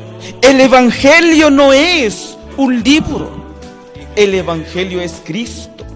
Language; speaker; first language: Spanish; non-native, local second language; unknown